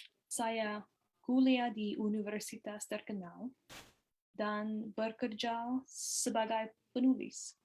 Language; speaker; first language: Indonesian; non-native, learner; English